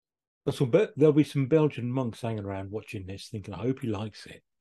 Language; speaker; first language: English; native; English